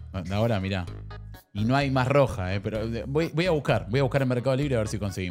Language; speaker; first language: Spanish; native; Spanish